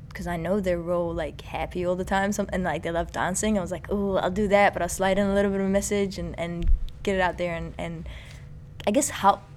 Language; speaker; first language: English; early bilingual, other home language; Persian